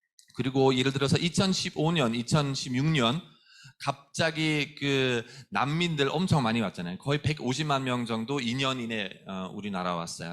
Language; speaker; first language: Korean; non-native, fluent; German